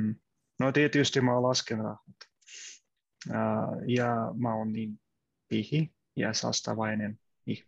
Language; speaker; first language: Finnish; non-native, learner; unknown